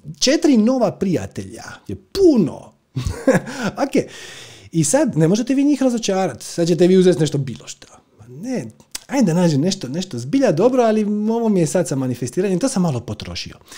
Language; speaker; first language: Croatian; native; Croatian